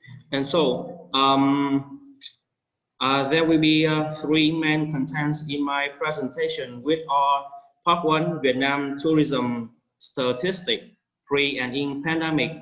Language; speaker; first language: English; non-native, fluent; Vietnamese